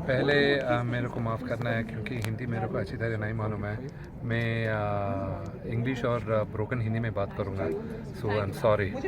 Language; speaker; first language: Hindi; non-native, learner; Telugu